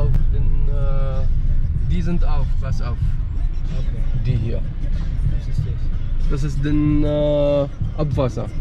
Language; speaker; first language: German; non-native, learner; Arabic